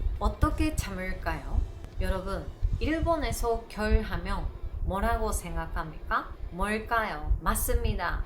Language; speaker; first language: Korean; non-native, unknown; Japanese